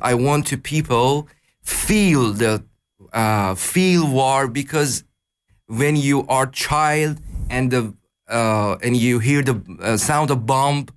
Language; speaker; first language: English; non-native, learner; Persian